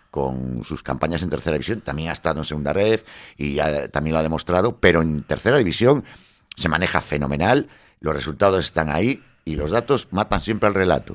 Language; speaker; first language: Spanish; native; Spanish